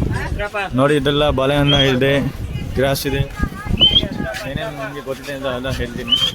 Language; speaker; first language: Kannada; non-native, learner; Hindi